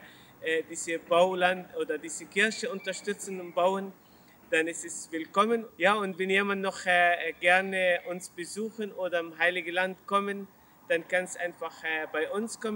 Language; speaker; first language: German; non-native, learner; Arabic